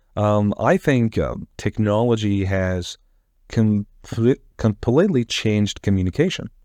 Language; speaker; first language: English; non-native, fluent; Persian